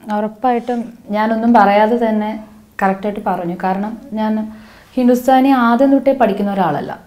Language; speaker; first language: Malayalam; non-native, local second language; Hindi